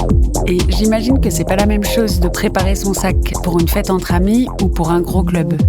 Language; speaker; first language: French; native; French